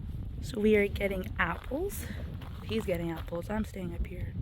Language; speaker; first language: English; native; English